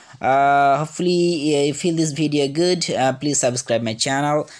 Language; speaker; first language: English; non-native, local second language; Bangla